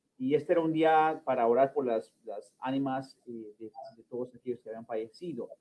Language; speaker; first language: Spanish; early bilingual, heritage; Spanish